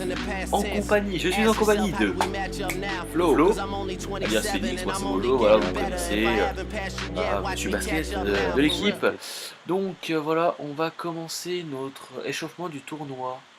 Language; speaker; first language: French; native; French